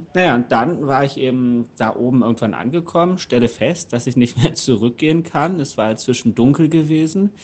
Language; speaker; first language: German; native; German